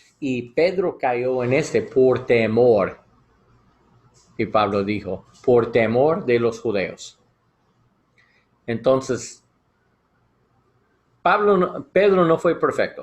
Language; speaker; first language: Spanish; non-native, learner; English